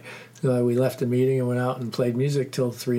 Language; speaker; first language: English; native; English